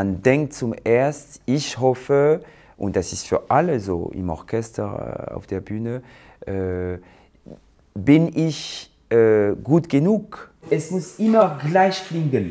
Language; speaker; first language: German; non-native, fluent; French